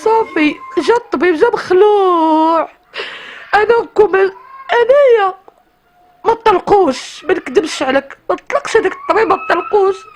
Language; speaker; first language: Arabic; native; Arabic